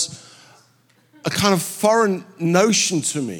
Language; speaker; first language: English; native; English